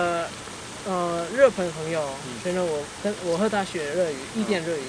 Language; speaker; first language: Chinese; non-native, fluent; Indonesian